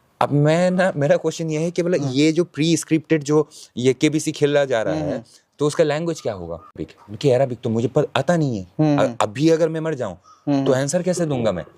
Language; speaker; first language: Hindi; non-native, local second language; Bangla